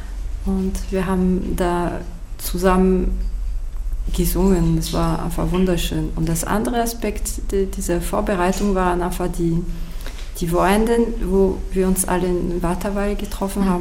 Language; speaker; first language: German; non-native, fluent; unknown